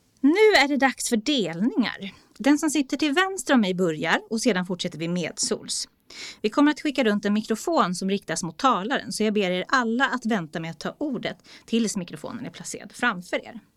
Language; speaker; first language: Swedish; native; Swedish